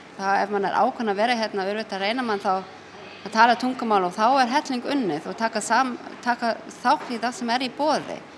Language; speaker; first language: Icelandic; non-native, fluent; German